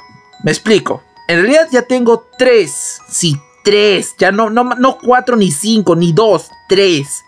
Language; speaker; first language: Spanish; native; Spanish